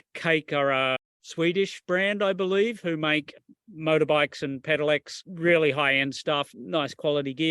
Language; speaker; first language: English; native; English